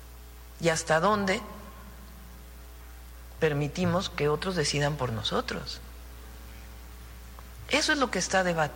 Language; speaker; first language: Spanish; native; Spanish